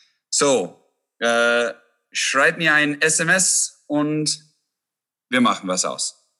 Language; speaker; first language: German; non-native, fluent; English